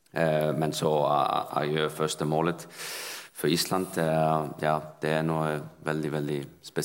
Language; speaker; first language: Danish; non-native, fluent; Icelandic